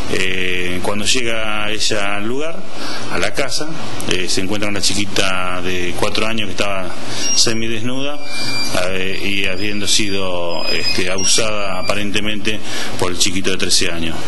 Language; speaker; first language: Spanish; native; Spanish